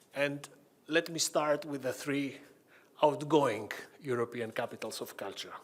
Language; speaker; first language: English; non-native, fluent; Greek